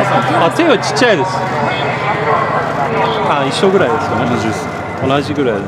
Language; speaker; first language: Japanese; non-native, fluent; English